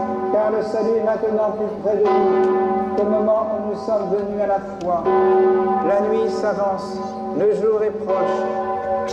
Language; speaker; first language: French; native; French